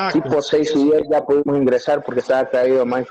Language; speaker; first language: Spanish; native; Spanish